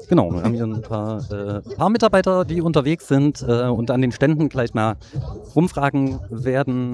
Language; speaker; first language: German; native; German